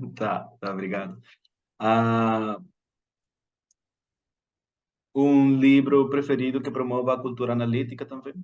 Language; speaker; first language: Portuguese; non-native, fluent; Spanish